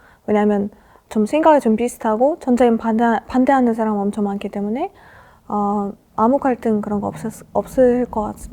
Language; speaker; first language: Korean; non-native, fluent; Russian